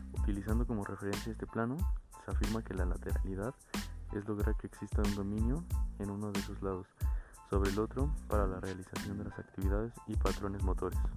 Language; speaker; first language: Spanish; native; Spanish